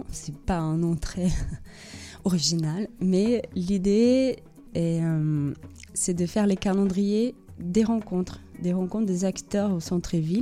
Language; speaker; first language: French; non-native, fluent; Portuguese